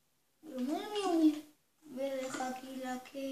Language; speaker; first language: Spanish; native; Spanish